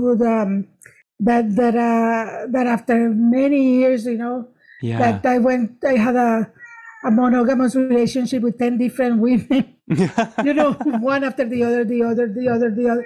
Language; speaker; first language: English; non-native, fluent; Spanish